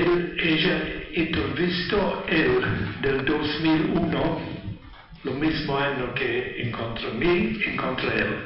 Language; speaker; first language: Spanish; non-native, learner; Italian